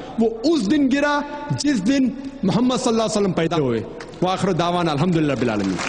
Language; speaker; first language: Urdu; non-native, local second language; Konkani